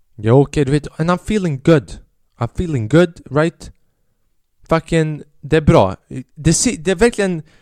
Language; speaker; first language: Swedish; early bilingual, other home language; Albanian